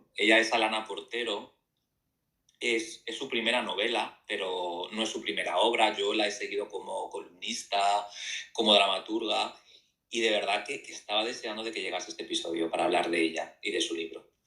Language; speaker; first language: Spanish; native; Spanish